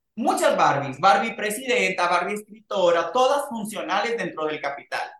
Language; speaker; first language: Spanish; native; Spanish